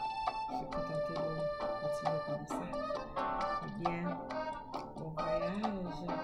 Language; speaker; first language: French; non-native, local second language; Haitian Creole